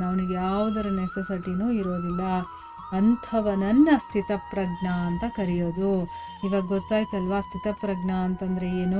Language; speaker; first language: Kannada; native; Kannada